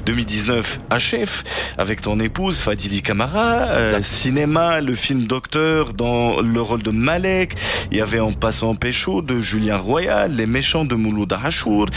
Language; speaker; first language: French; non-native, local second language; Arabic